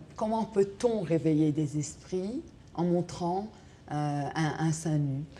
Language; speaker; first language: French; non-native, local second language; Arabic